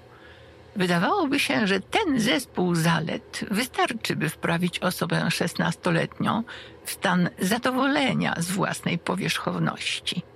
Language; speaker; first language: Polish; native; Polish